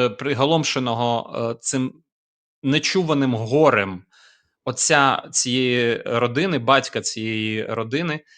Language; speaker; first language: Ukrainian; native; Ukrainian